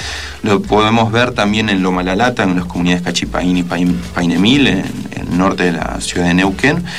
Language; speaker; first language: Spanish; native; Spanish